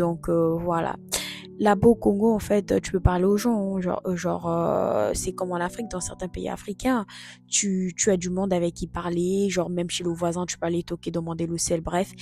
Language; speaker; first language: French; non-native, local second language; Lingala